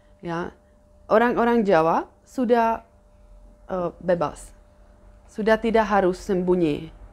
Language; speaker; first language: Indonesian; non-native, fluent; Czech